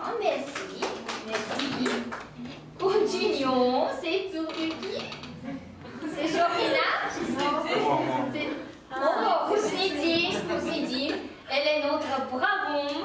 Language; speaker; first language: French; non-native, fluent; Uzbek